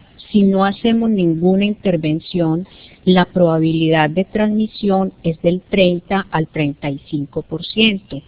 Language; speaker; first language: Spanish; native; Spanish